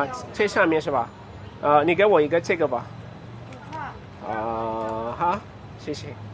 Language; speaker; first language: Chinese; non-native, fluent; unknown